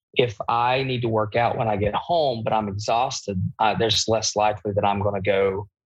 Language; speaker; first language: English; native; English